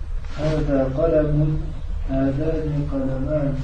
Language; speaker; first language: Arabic; non-native, learner; French